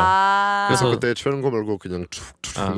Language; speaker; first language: Korean; non-native, learner; French